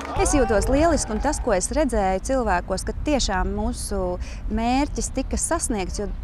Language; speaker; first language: Latvian; native; Latvian